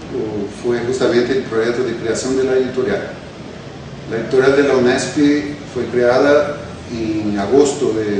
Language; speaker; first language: Spanish; non-native, fluent; Portuguese